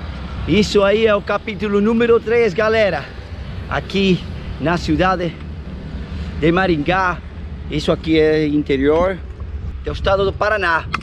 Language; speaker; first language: Portuguese; non-native, fluent; Spanish